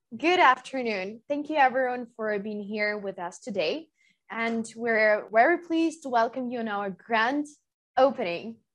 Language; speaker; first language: English; non-native, fluent; Ukrainian